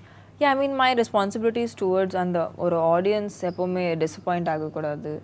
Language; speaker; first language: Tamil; non-native, fluent; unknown